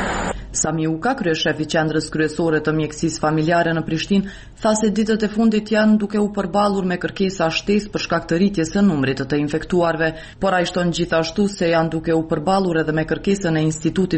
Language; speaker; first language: Albanian; native; Albanian